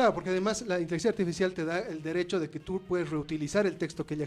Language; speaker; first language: Spanish; native; Spanish